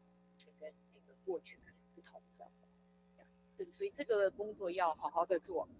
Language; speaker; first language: Chinese; early bilingual, heritage; English